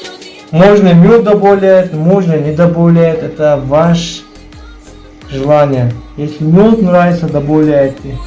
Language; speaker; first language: Russian; non-native, learner; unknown